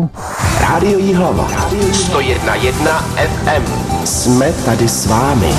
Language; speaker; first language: Czech; native; Czech